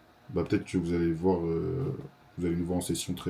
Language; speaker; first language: French; native; French